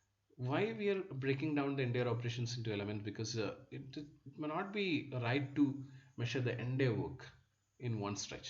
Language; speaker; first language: English; non-native, local second language; Malayalam